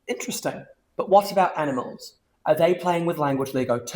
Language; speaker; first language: English; native; English